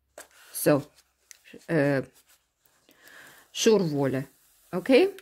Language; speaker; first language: German; non-native, learner; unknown